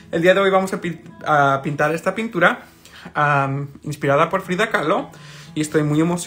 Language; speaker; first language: Spanish; early bilingual, heritage; Spanish